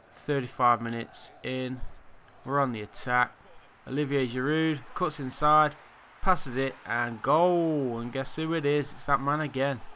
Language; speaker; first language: English; native; English